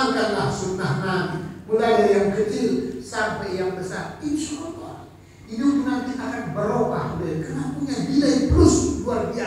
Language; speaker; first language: Indonesian; native; Indonesian